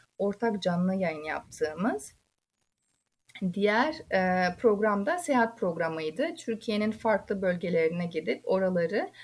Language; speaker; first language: Turkish; non-native, fluent; Uzbek